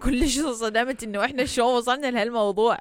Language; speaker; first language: Arabic; early bilingual, heritage; Arabic